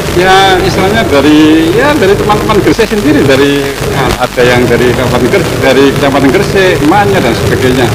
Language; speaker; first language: Indonesian; native; Indonesian